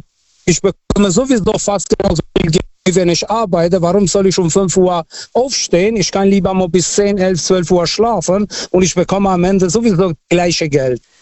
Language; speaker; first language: German; non-native, fluent; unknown